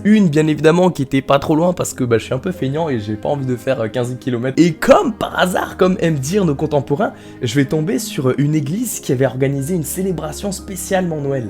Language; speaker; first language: French; native; French